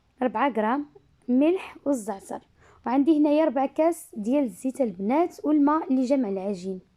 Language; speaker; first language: Arabic; native; Arabic